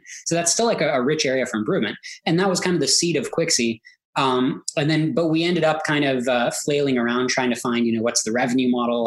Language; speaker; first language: English; early bilingual, other home language; Hebrew